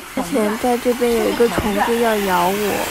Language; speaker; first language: Chinese; native; Chinese